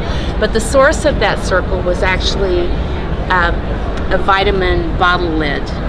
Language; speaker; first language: English; native; English